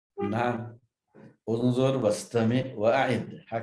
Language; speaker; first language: Arabic; non-native, fluent; Indonesian